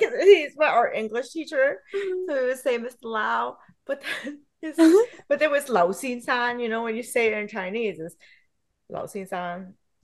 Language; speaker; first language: English; non-native, fluent; Cantonese